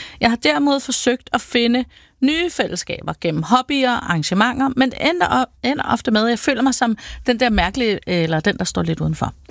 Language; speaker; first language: Danish; native; Danish